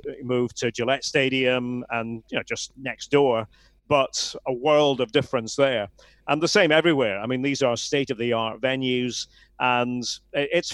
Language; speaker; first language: English; native; English